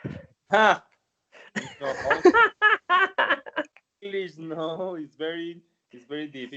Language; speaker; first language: English; non-native, learner; Spanish